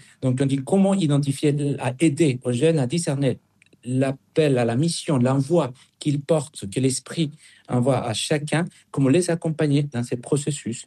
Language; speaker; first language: French; non-native, fluent; Spanish